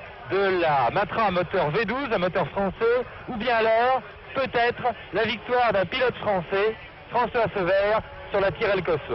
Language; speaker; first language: French; native; French